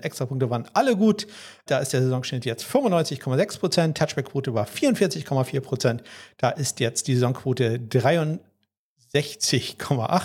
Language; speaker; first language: German; native; German